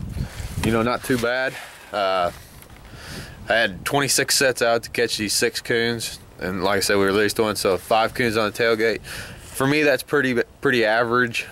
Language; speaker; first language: English; native; English